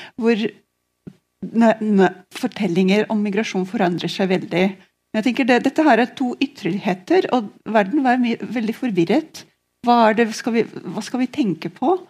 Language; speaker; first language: Norwegian; non-native, fluent; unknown